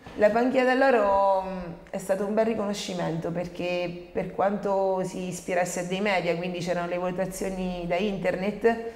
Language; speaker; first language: Italian; native; Italian